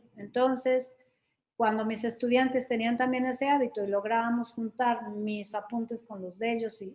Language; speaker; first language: Spanish; native; Spanish